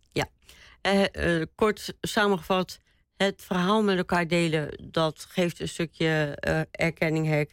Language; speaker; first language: Dutch; native; Dutch